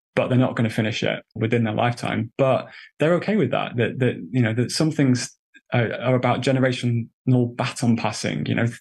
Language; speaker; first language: English; native; English